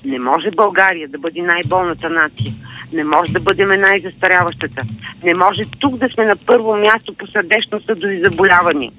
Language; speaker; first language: Bulgarian; native; Bulgarian